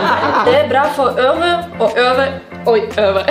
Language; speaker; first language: Norwegian; non-native, learner; Ukrainian